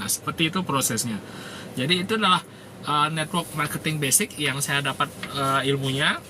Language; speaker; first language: Indonesian; native; Indonesian